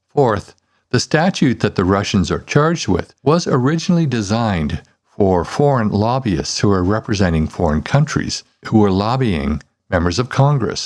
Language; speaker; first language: English; native; English